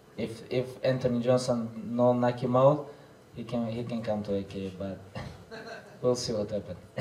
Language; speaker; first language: English; non-native, learner; Russian